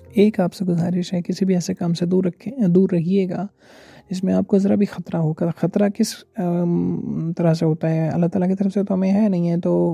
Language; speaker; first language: Urdu; native; Urdu